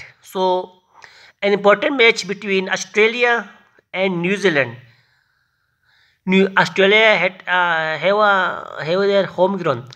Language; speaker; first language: English; non-native, learner; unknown